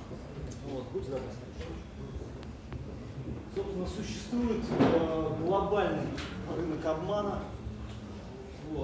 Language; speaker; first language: Russian; native; Russian